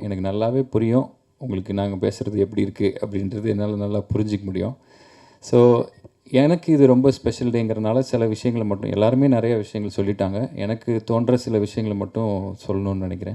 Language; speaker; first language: Tamil; native; Tamil